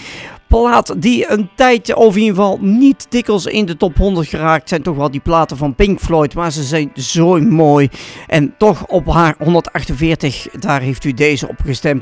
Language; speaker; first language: Dutch; native; Dutch